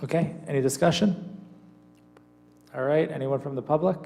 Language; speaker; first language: English; native; English